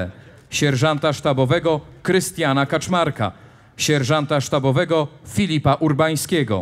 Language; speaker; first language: Polish; native; Polish